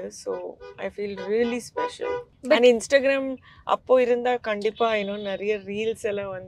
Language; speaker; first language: Tamil; non-native, fluent; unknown